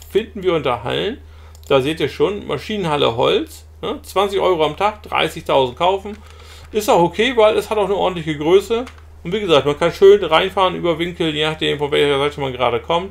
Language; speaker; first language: German; native; German